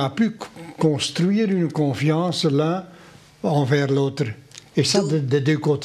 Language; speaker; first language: French; non-native, local second language; Dutch